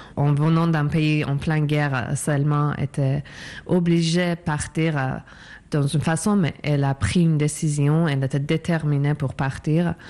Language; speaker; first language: French; non-native, fluent; Persian